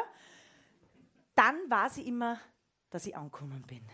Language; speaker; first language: German; native; German